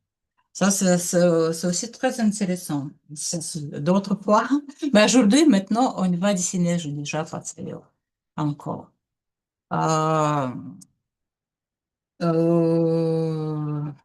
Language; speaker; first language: French; non-native, learner; Russian